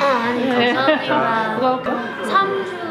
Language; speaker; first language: Korean; early bilingual, heritage; Korean